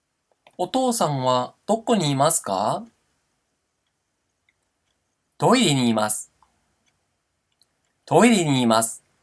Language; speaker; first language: Japanese; non-native, fluent; Portuguese